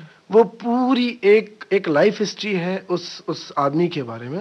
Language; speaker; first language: Hindi; non-native, local second language; Marathi